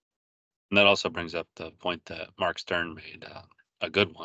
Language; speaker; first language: English; native; English